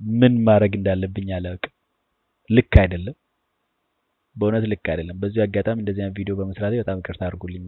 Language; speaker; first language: Amharic; non-native, local second language; Oromo